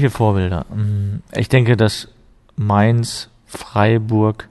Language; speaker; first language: German; native; German